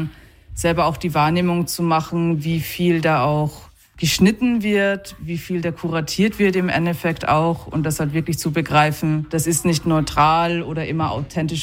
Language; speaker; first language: German; native; German